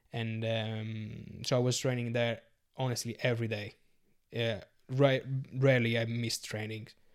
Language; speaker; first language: English; non-native, learner; Italian